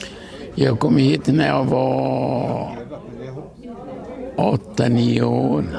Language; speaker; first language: Swedish; early bilingual, other home language; Portuguese